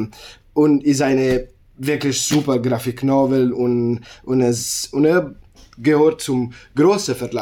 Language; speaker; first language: German; non-native, learner; Italian